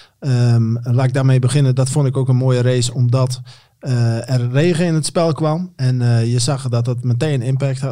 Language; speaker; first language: Dutch; native; Dutch